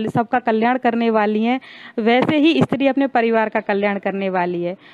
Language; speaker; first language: Hindi; native; Hindi